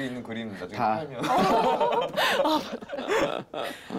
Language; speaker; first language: Korean; native; Korean